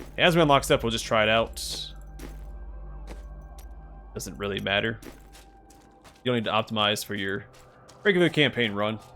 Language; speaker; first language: English; native; English